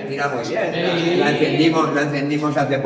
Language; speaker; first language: Spanish; native; Spanish